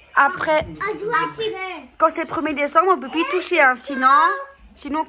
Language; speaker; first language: French; native; French